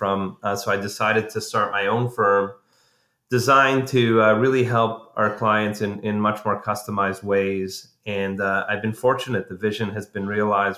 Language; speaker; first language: English; native; English